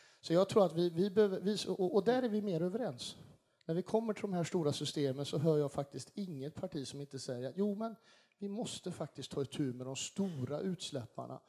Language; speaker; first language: Swedish; native; Swedish